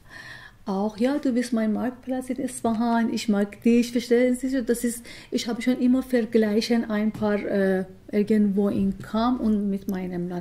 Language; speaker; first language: German; non-native, learner; Persian